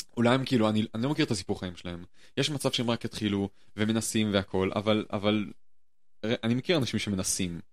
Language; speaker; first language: Hebrew; native; Hebrew